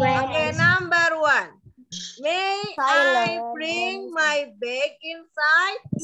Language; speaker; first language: English; non-native, learner; Indonesian